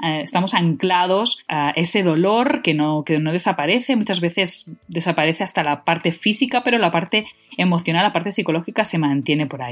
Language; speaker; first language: Spanish; native; Spanish